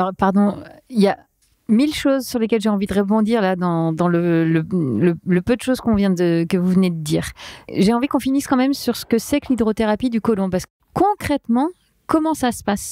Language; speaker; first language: French; native; French